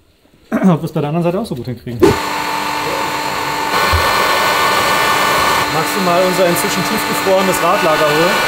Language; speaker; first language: German; native; German